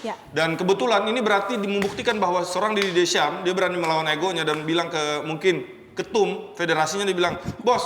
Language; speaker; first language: Indonesian; native; Indonesian